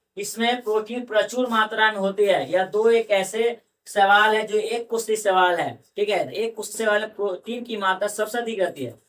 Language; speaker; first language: Hindi; native; Hindi